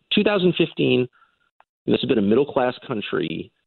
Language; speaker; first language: English; native; English